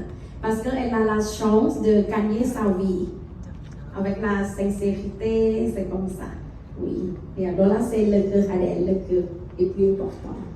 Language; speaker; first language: French; non-native, fluent; Thai